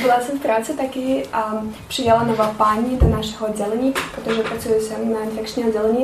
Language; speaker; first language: Czech; non-native, learner; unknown